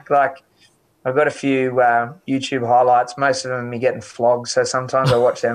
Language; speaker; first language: English; native; English